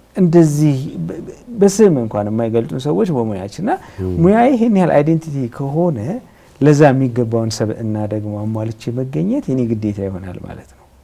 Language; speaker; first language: Amharic; native; Amharic